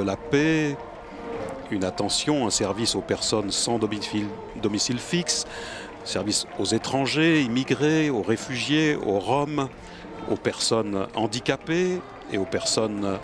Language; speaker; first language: French; native; French